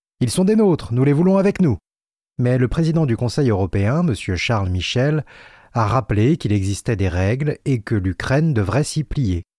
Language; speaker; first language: French; native; French